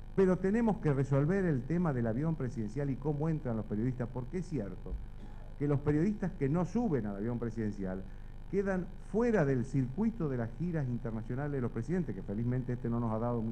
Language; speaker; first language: Spanish; native; Spanish